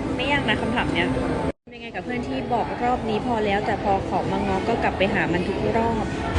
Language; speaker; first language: Thai; non-native, local second language; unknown